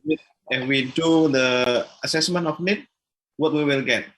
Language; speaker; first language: English; non-native, learner; Malay